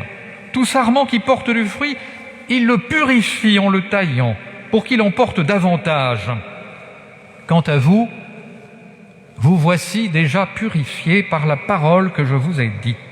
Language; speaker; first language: French; native; French